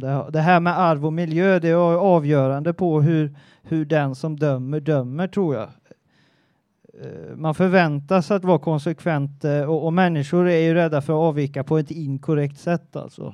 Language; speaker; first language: Swedish; native; Swedish